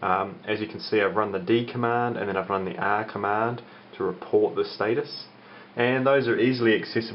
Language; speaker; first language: English; native; English